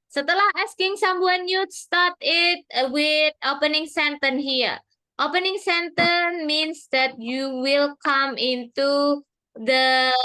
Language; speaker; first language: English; non-native, fluent; Indonesian